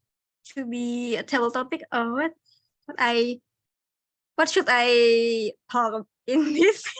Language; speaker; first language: English; non-native, learner; Indonesian